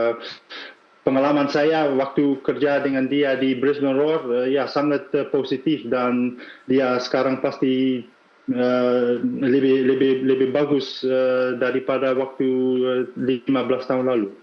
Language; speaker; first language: Indonesian; non-native, fluent; Dutch